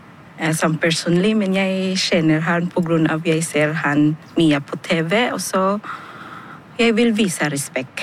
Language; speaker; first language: Norwegian; non-native, fluent; Filipino